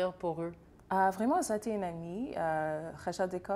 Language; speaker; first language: French; non-native, fluent; English